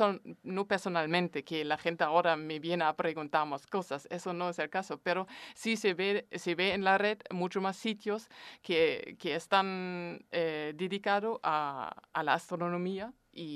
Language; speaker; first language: Spanish; non-native, fluent; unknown